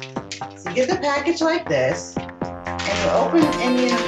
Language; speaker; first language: English; native; English